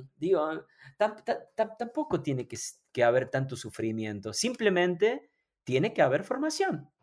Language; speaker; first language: Spanish; native; Spanish